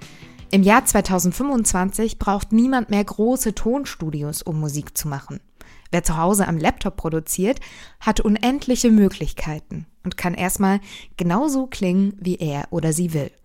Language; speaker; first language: German; native; German